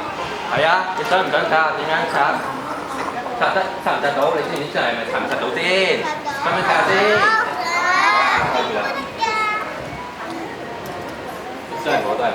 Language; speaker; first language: Cantonese; native; Cantonese